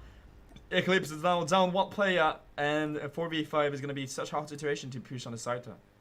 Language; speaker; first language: English; non-native, fluent; French